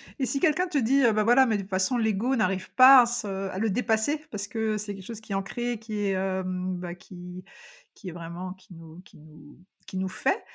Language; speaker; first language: French; native; French